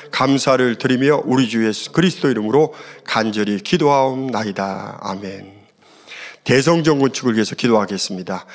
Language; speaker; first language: Korean; native; Korean